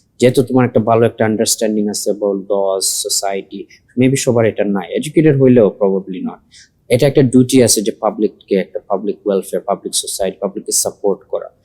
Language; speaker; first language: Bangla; early bilingual, heritage; Sylheti